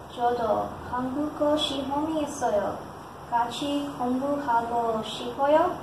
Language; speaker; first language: Korean; non-native, learner; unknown